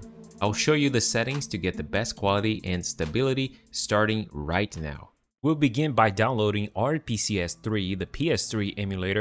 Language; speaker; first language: English; non-native, fluent; Portuguese